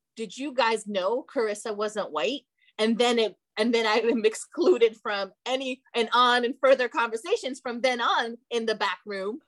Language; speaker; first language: English; early bilingual, other home language; Portuguese